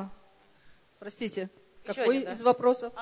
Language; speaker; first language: Russian; native; Russian